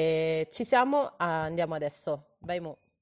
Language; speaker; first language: Italian; native; Italian